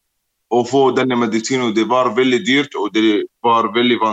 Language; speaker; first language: Norwegian; non-native, learner; Arabic